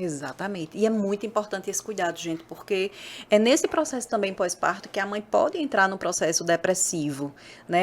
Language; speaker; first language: Portuguese; native; Portuguese